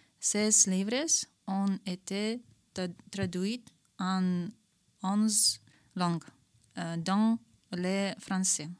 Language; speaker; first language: French; non-native, learner; Ukrainian